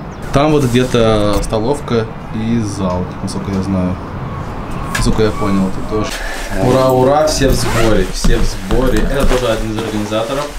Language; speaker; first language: Russian; native; Russian